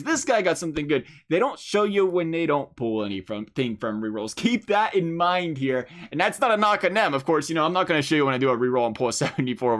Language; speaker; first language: English; native; English